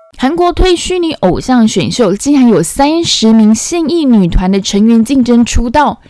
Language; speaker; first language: Chinese; non-native, fluent; Korean